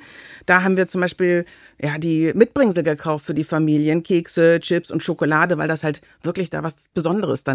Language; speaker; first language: German; native; German